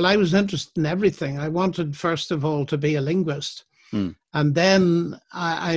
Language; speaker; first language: English; native; English